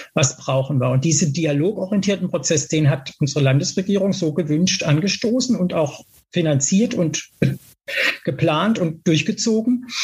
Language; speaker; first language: German; native; German